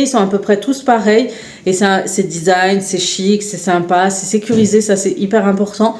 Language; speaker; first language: French; native; French